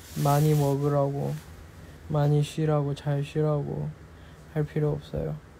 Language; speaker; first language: Korean; non-native, fluent; Chinese